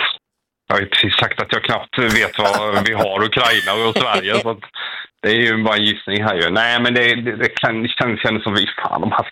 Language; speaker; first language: Swedish; native; Swedish